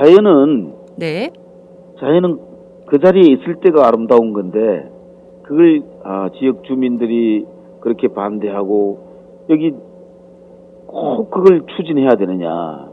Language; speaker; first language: Korean; native; Korean